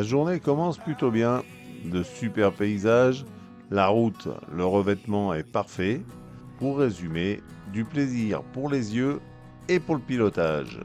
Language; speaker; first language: French; native; French